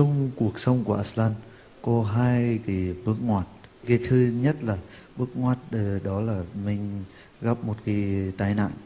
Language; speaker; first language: Vietnamese; non-native, fluent; Turkish